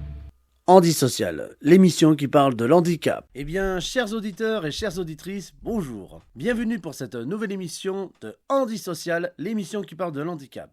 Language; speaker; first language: French; native; French